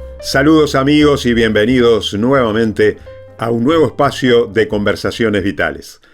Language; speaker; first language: Spanish; native; Spanish